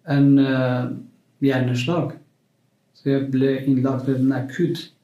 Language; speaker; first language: Norwegian; non-native, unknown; Kurdish